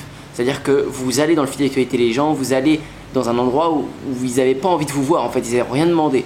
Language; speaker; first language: French; native; French